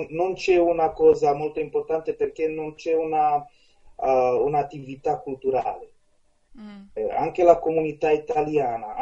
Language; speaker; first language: Italian; non-native, fluent; Romanian